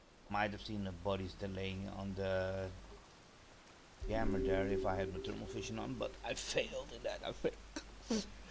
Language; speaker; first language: English; non-native, fluent; Dutch